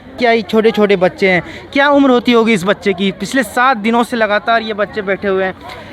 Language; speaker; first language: Hindi; native; Hindi